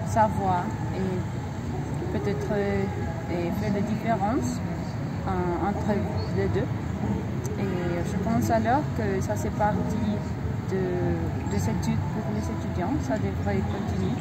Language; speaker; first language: French; non-native, learner; Spanish